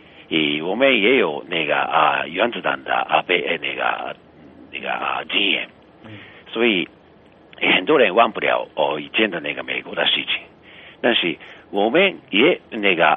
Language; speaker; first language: Chinese; non-native, fluent; Japanese